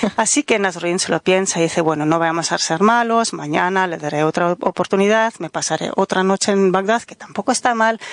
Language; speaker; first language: Spanish; non-native, fluent; Dutch